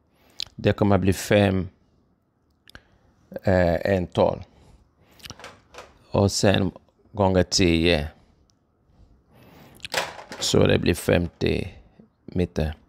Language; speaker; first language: Swedish; non-native, fluent; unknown